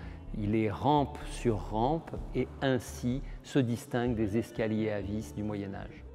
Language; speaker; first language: French; native; French